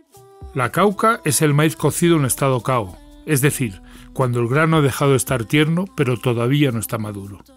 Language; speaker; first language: Spanish; native; Spanish